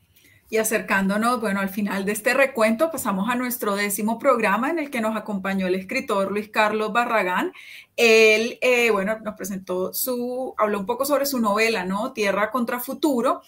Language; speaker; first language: Spanish; native; Spanish